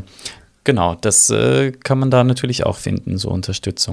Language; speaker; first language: German; native; German